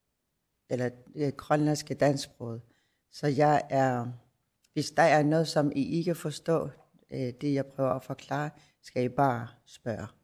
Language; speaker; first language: Danish; non-native, local second language; Kalaallisut